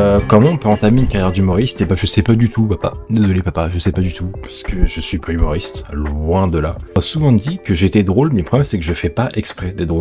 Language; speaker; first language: French; native; French